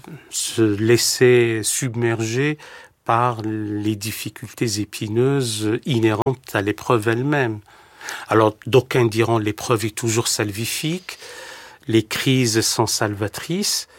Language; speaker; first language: French; native; French